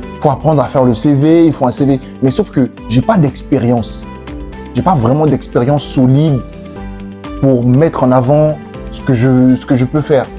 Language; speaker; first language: French; native; French